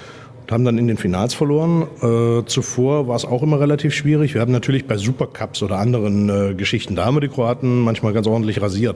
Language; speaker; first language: German; native; German